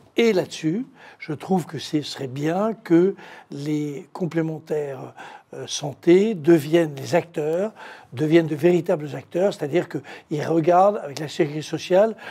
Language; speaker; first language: French; native; French